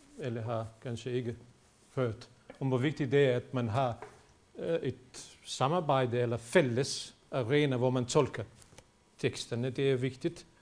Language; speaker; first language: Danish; non-native, fluent; Bosnian